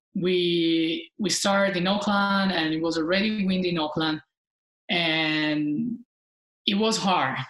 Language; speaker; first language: English; non-native, fluent; Italian